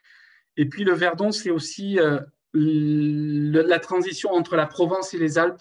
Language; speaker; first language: French; native; French